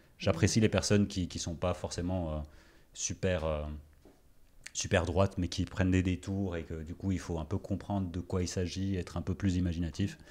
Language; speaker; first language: French; early bilingual, other home language; Greek